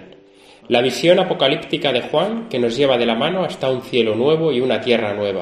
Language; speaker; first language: Spanish; native; Spanish